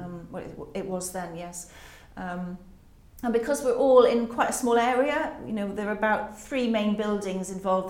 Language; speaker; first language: English; native; English